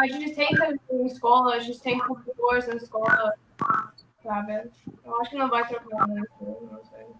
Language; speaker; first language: Portuguese; early bilingual, heritage; Portuguese